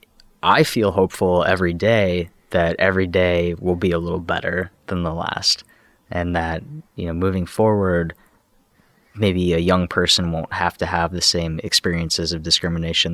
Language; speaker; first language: English; native; English